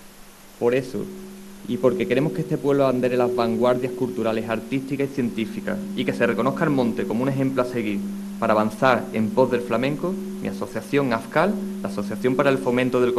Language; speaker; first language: Spanish; native; Spanish